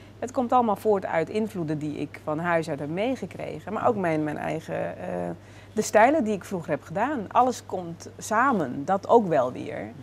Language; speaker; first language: Dutch; native; Dutch